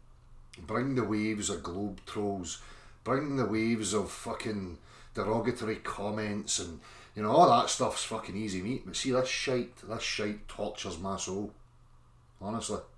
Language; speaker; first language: English; native; English